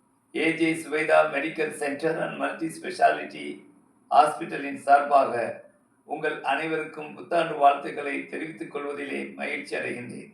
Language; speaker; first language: Tamil; native; Tamil